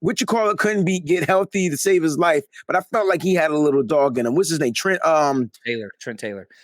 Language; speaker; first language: English; native; English